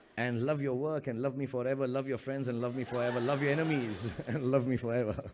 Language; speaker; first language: English; non-native, local second language; Hindi